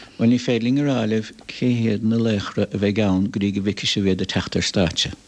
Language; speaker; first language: Irish; native; Irish